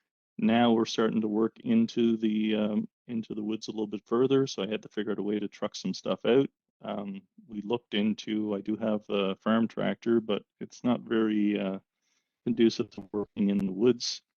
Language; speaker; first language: English; native; English